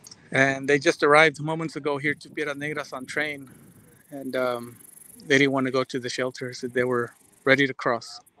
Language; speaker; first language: English; early bilingual, other home language; Spanish